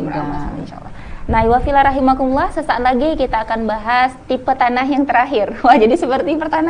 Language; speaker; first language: Indonesian; native; Indonesian